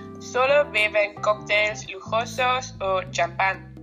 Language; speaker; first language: Spanish; non-native, learner; German